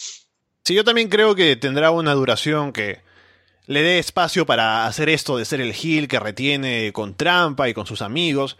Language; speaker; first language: Spanish; native; Spanish